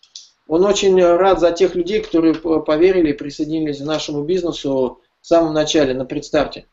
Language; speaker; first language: Russian; native; Russian